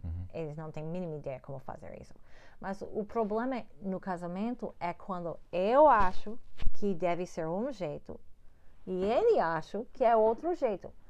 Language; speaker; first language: Portuguese; non-native, learner; English